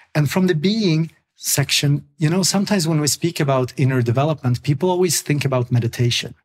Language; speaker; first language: English; non-native, fluent; Swedish